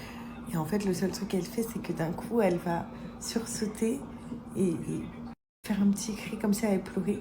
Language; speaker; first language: French; native; French